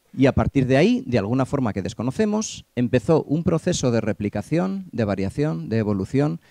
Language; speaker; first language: Spanish; native; Spanish